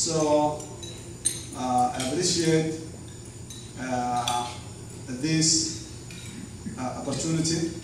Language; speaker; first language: English; non-native, learner; Somali